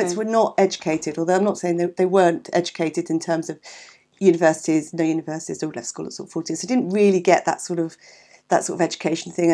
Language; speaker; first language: English; native; English